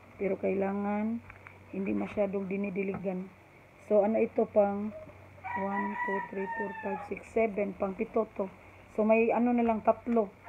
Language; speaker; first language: Filipino; non-native, local second language; Cebuano